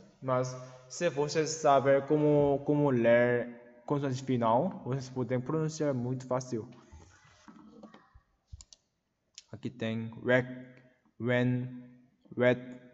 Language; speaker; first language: Portuguese; non-native, learner; Korean